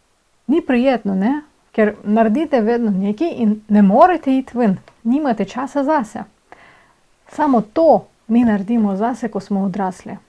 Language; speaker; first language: Slovenian; non-native, fluent; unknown